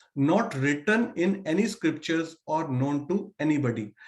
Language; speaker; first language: English; non-native, local second language; Hindi